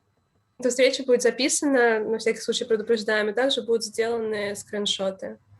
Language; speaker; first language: Russian; native; Russian